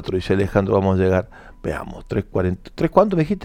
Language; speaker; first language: Spanish; native; Spanish